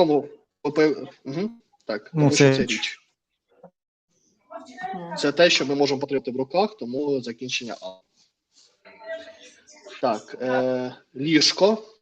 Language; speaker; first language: Ukrainian; non-native, learner; Russian